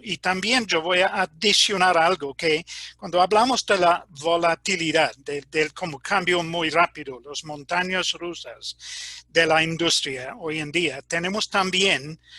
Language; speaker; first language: Spanish; non-native, fluent; English